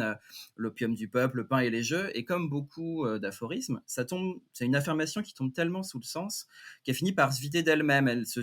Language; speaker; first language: French; native; French